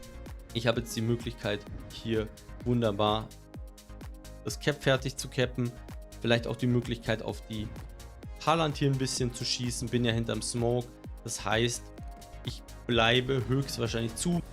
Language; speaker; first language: German; native; German